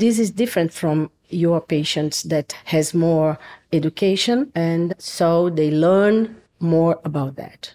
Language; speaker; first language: English; non-native, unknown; Portuguese